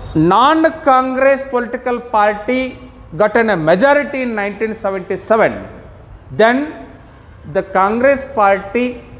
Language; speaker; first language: English; non-native, local second language; Kannada